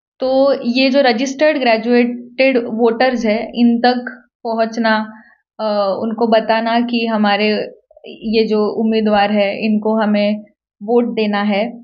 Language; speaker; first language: Hindi; non-native, local second language; Marathi